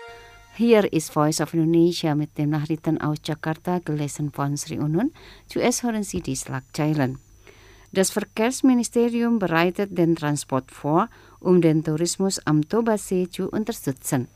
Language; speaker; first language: German; non-native, fluent; Indonesian